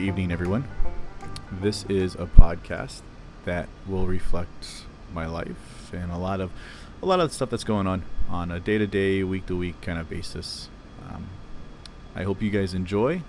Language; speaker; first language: English; native; English